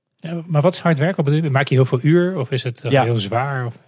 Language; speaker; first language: Dutch; non-native, fluent; Romanian